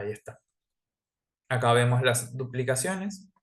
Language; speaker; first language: Spanish; native; Spanish